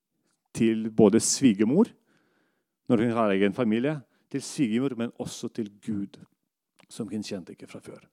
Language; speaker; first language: Norwegian; non-native, fluent; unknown